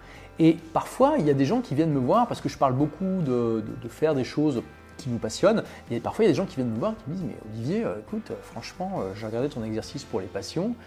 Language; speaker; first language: French; native; French